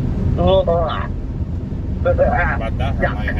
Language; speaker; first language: English; native; English